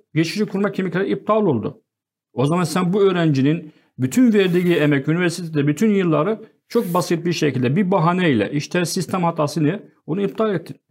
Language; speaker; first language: Turkish; non-native, fluent; Arabic